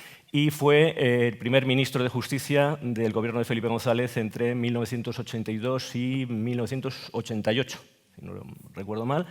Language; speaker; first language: Spanish; native; Spanish